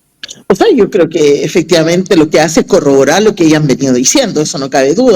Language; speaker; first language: Spanish; native; Spanish